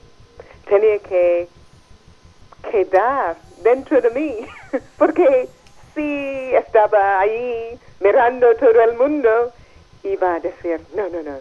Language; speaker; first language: Spanish; non-native, fluent; English